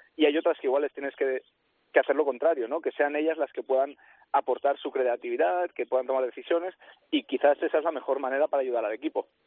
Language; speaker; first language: Spanish; non-native, local second language; Catalan